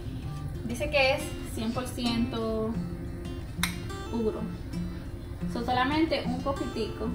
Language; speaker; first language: Spanish; early bilingual, heritage; Spanish